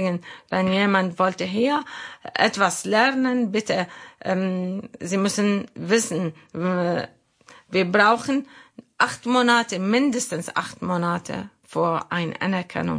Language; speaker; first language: German; non-native, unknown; Arabic